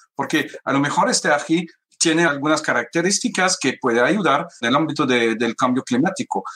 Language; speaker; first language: Spanish; non-native, fluent; French